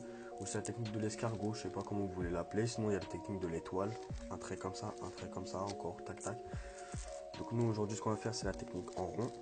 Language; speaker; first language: French; native; French